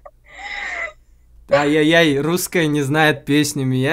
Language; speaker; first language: Russian; native; Russian